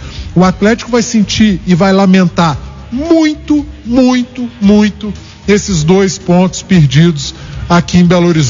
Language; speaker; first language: Portuguese; native; Portuguese